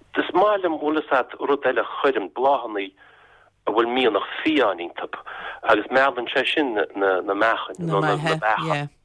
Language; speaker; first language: Irish; native; Irish